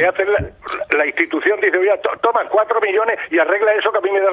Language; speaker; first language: Spanish; native; Spanish